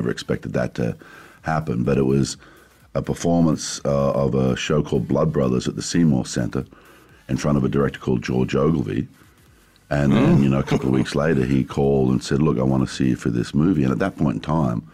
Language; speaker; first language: English; native; English